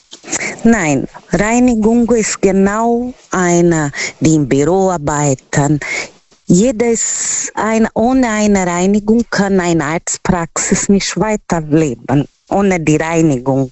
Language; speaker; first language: German; non-native, learner; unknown